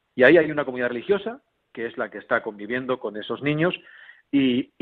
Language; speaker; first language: Spanish; native; Spanish